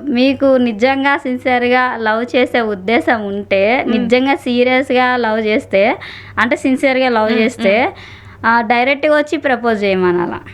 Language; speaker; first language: Telugu; native; Telugu